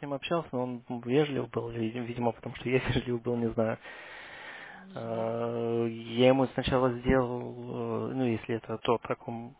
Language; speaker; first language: Russian; native; Russian